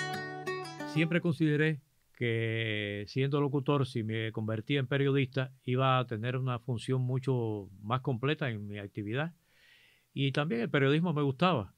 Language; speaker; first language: Spanish; native; Spanish